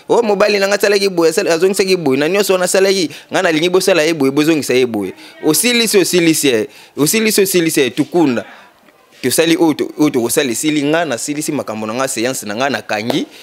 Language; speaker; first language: Lingala; non-native, local second language; Kongo